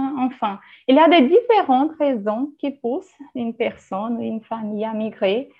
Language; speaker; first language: French; non-native, fluent; Portuguese